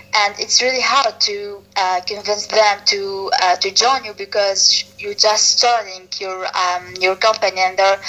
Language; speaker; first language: English; non-native, fluent; Arabic